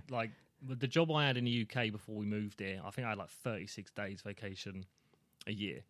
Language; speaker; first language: English; native; English